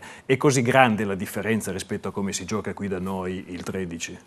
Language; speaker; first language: Italian; native; Italian